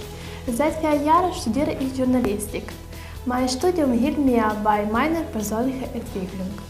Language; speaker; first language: German; non-native, learner; Ukrainian